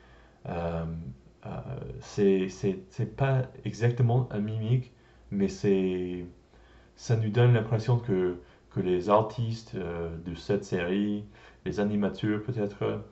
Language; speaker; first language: French; non-native, learner; English